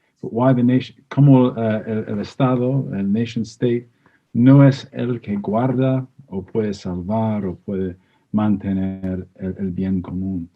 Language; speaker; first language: Spanish; non-native, fluent; English